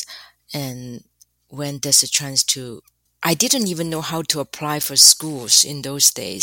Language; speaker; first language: English; non-native, fluent; Chinese